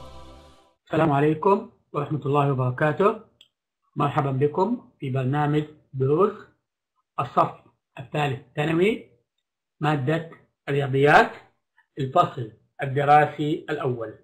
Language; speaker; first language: Arabic; native; Arabic